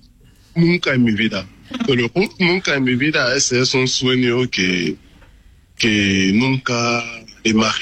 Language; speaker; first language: Spanish; non-native, learner; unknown